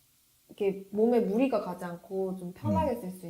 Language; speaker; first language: Korean; native; Korean